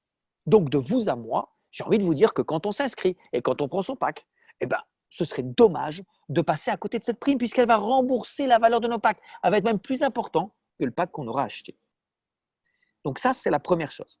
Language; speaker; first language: French; native; French